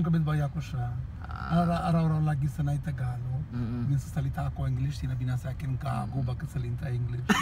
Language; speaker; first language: Filipino; non-native, learner; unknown